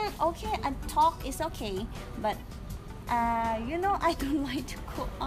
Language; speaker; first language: English; non-native, learner; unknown